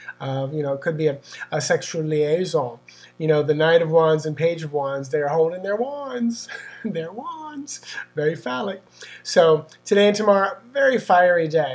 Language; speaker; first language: English; native; English